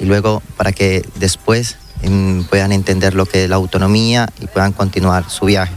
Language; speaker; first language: Spanish; native; Spanish